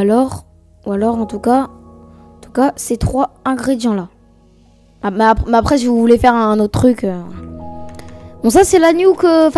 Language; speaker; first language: French; native; French